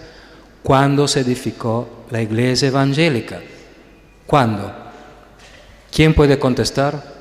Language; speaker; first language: Spanish; non-native, fluent; Italian